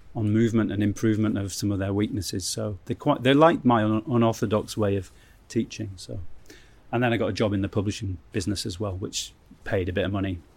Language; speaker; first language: English; native; English